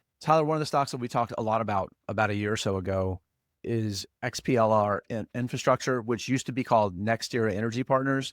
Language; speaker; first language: English; native; English